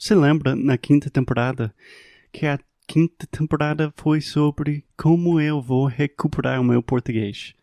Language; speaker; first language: Portuguese; non-native, fluent; English